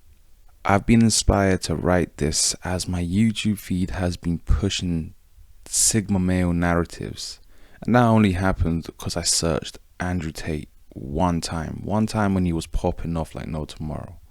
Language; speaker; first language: English; native; English